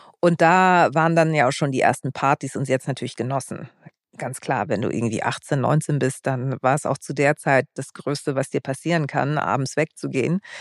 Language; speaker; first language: German; early bilingual, other home language; Greek